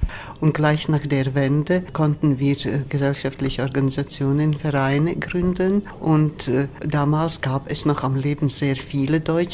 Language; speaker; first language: German; non-native, fluent; Latvian